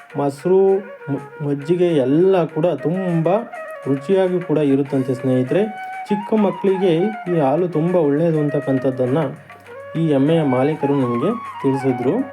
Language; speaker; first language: Kannada; native; Kannada